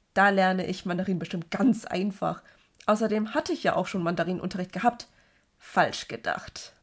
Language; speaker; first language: German; early bilingual, other home language; Cantonese